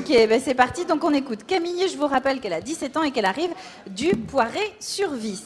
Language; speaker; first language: French; native; French